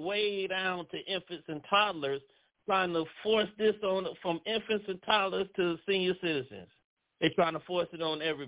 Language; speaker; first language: English; native; English